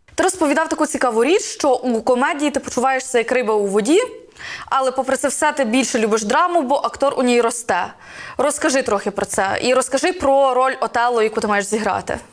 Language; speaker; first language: Ukrainian; native; Ukrainian